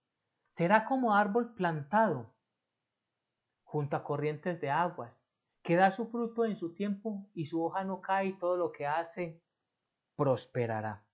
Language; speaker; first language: Spanish; native; Spanish